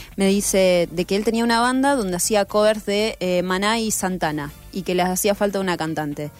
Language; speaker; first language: Spanish; native; Spanish